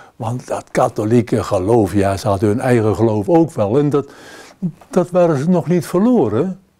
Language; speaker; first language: Dutch; native; Dutch